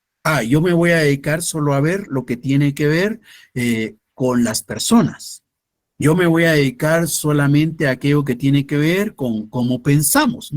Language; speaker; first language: Spanish; native; Spanish